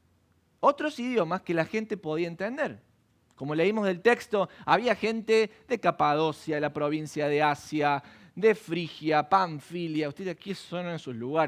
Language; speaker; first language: Spanish; native; Spanish